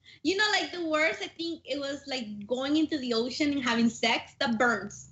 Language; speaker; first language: English; non-native, fluent; Spanish